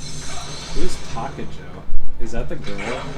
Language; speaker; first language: English; native; English